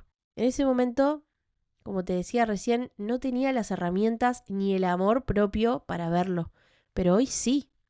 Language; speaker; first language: Spanish; native; Spanish